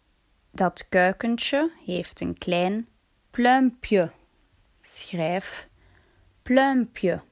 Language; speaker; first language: Dutch; native; Dutch